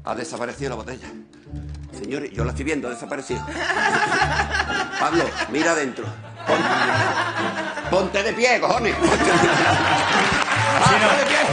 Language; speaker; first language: Spanish; native; Spanish